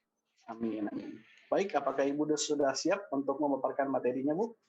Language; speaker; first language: Indonesian; native; Indonesian